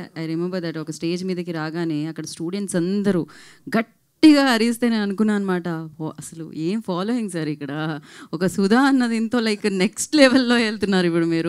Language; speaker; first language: Telugu; native; Telugu